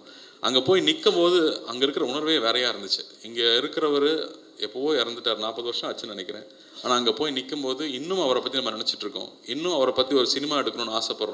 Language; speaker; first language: Tamil; native; Tamil